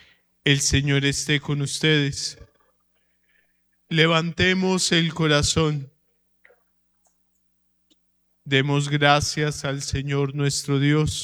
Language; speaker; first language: Spanish; native; Spanish